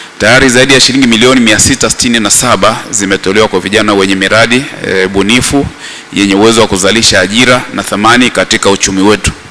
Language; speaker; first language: Swahili; native; Swahili